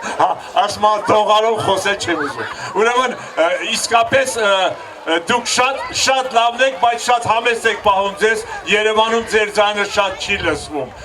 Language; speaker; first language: Armenian; native; Armenian